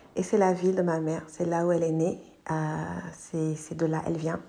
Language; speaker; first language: French; non-native, local second language; English